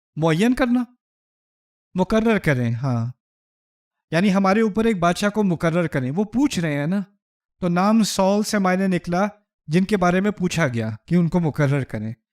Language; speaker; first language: Urdu; early bilingual, heritage; Urdu